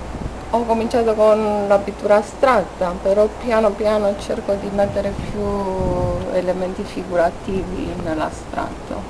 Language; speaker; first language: Italian; non-native, fluent; Romanian